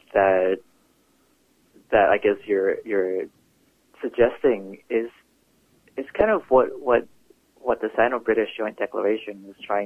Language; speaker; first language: English; non-native, local second language; Cantonese